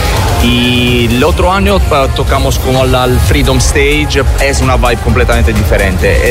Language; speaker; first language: Spanish; non-native, learner; Italian